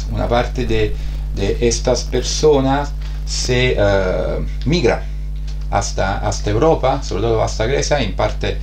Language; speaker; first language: Spanish; non-native, fluent; Italian